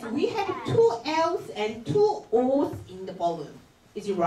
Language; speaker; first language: English; non-native, fluent; Korean